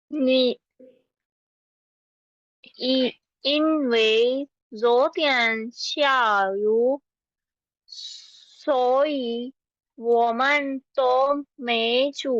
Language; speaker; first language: Chinese; non-native, learner; Urdu